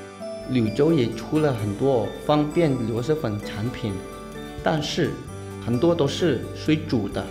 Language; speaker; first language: Chinese; non-native, fluent; Indonesian